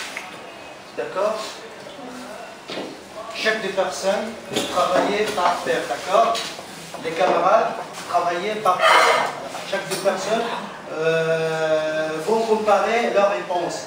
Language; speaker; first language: French; non-native, fluent; Arabic